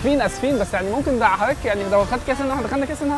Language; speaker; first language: Arabic; native; Arabic